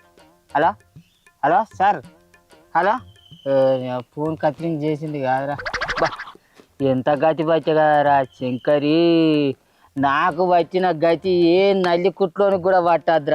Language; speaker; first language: Telugu; native; Telugu